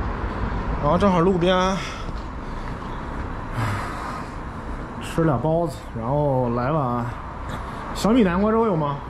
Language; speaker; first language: Chinese; native; Chinese